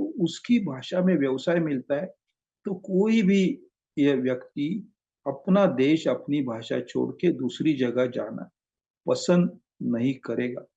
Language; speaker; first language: Hindi; non-native, local second language; Marathi